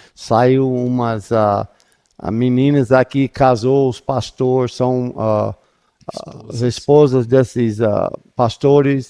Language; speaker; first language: Portuguese; non-native, fluent; English